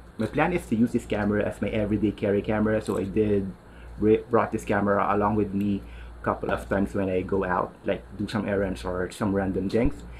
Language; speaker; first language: English; non-native, local second language; Filipino